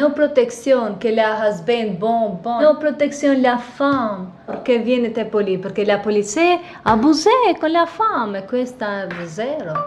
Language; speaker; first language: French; non-native, learner; Albanian